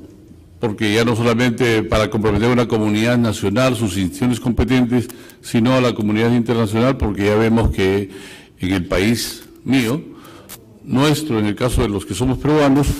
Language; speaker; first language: Spanish; native; Spanish